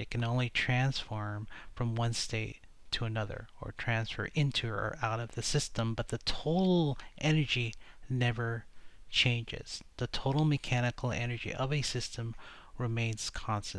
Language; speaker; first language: English; native; English